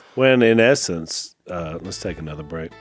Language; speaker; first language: English; native; English